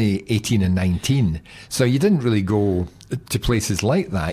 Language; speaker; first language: English; native; English